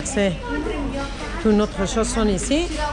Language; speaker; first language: French; non-native, fluent; Spanish